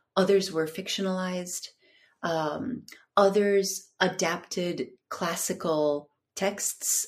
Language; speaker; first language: English; non-native, fluent; Turkish